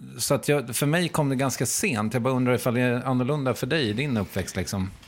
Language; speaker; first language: Swedish; native; Swedish